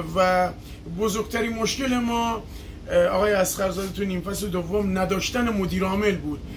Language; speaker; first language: Persian; non-native, local second language; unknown